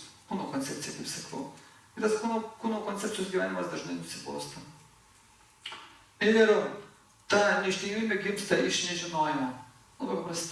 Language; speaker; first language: Lithuanian; native; Lithuanian